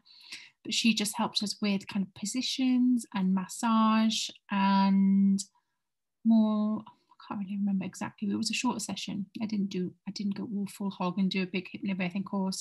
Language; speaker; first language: English; native; English